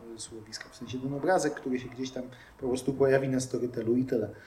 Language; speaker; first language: Polish; native; Polish